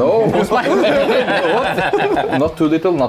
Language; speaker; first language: English; non-native, fluent; Norwegian